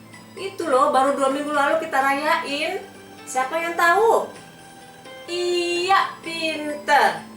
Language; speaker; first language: Indonesian; native; Indonesian